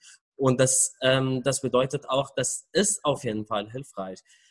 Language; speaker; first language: German; non-native, fluent; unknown